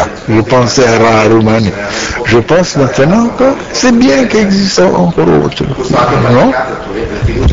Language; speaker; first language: French; non-native, learner; Romanian